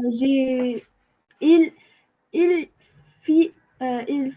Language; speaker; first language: French; non-native, learner; Arabic